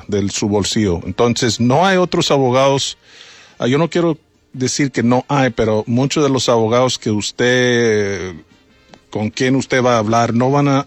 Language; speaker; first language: Spanish; early bilingual, heritage; Spanish